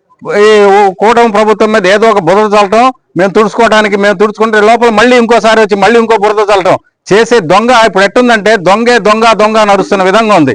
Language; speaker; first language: Telugu; native; Telugu